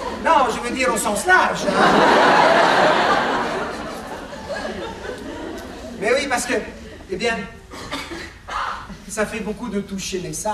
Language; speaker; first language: French; native; French